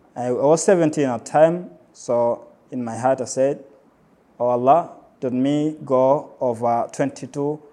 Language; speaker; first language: English; non-native, local second language; Swahili